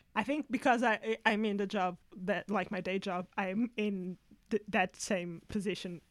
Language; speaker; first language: English; non-native, fluent; Spanish